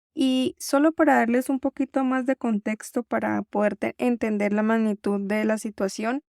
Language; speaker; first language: Spanish; native; Spanish